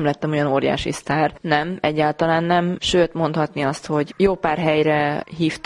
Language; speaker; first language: Hungarian; native; Hungarian